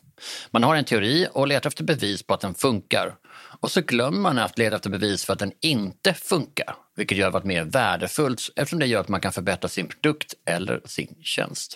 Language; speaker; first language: Swedish; native; Swedish